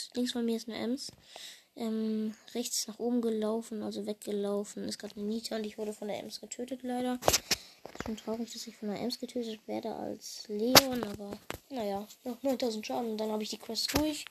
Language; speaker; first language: German; native; German